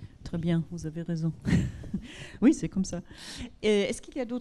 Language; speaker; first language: French; non-native, fluent; German